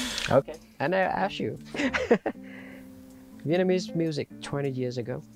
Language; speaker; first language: English; non-native, fluent; Vietnamese